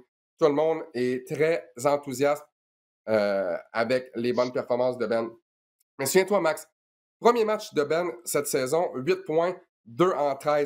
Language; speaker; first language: French; native; French